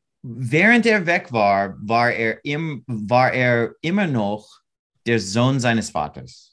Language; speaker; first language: German; non-native, learner; English